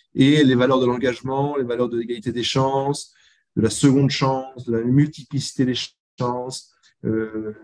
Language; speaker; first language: French; native; French